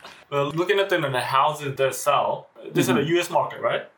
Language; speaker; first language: English; non-native, fluent; Japanese